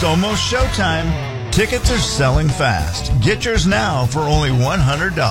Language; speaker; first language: English; native; English